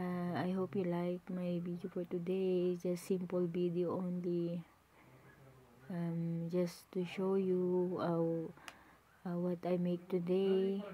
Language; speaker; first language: English; non-native, local second language; Filipino